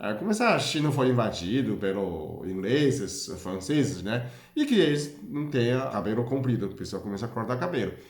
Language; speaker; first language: Portuguese; non-native, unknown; Chinese